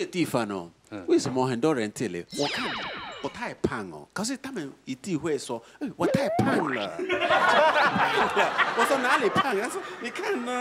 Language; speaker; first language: Chinese; non-native, learner; French